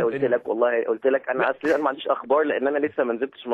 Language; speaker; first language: Arabic; native; Arabic